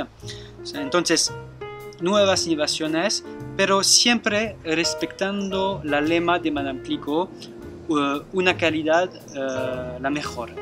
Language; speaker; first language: Spanish; non-native, fluent; French